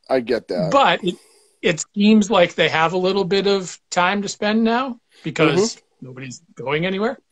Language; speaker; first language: English; native; English